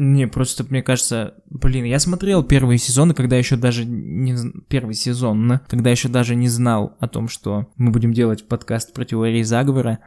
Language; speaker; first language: Russian; native; Russian